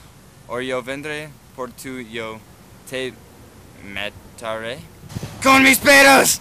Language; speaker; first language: Spanish; non-native, learner; English